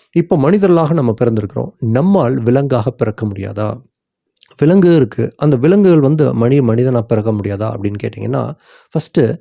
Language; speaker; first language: Tamil; native; Tamil